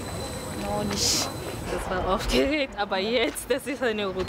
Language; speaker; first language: German; non-native, learner; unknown